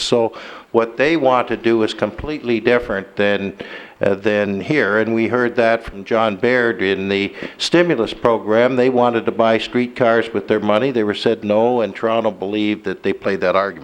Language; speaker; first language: English; native; English